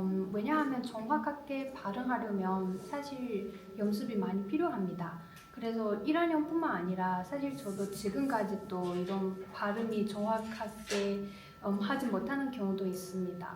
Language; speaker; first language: Korean; non-native, learner; Chinese